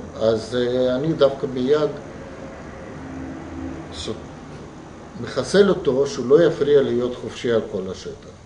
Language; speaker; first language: Hebrew; non-native, fluent; Russian